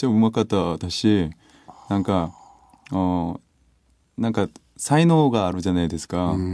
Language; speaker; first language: Japanese; non-native, learner; Korean